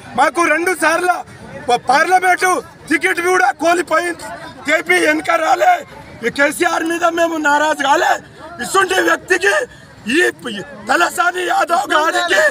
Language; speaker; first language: Telugu; non-native, local second language; Lambadi